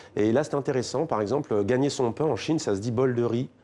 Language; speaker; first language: French; native; French